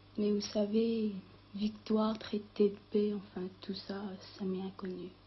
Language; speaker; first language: French; early bilingual, other home language; Vietnamese